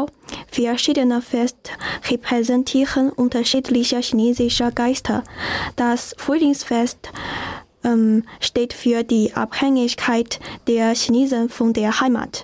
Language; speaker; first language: German; non-native, learner; Chinese